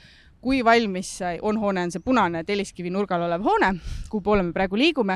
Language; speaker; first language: Estonian; native; Estonian